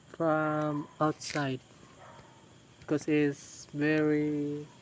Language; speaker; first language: English; non-native, learner; Filipino